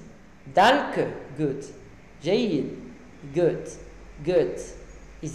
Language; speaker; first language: German; non-native, learner; Arabic